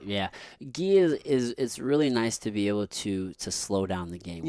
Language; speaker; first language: English; native; English